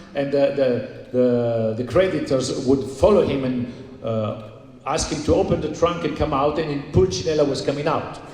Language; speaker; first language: English; non-native, fluent; Italian